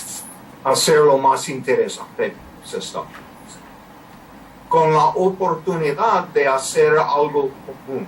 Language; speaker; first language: Spanish; non-native, learner; English